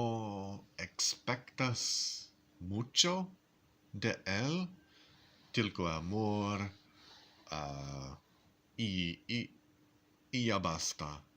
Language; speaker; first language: Spanish; non-native, learner; English